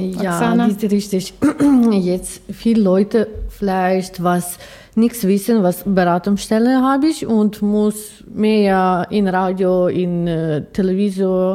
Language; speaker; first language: German; non-native, learner; Ukrainian